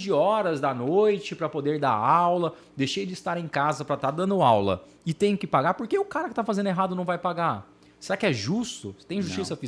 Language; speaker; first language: Portuguese; native; Portuguese